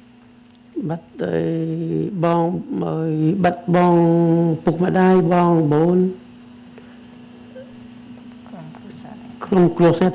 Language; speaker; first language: Khmer; early bilingual, heritage; Khmer